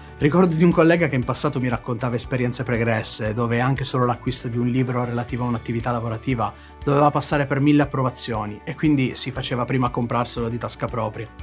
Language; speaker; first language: Italian; native; Italian